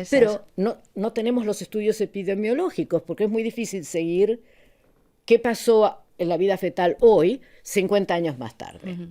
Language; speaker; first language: Spanish; native; Spanish